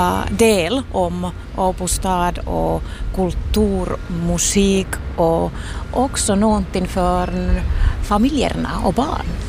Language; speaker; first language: Swedish; non-native, local second language; Finnish